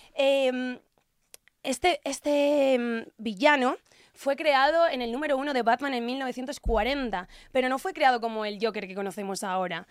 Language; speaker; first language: Spanish; native; Spanish